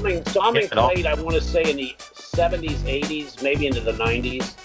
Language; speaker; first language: English; native; English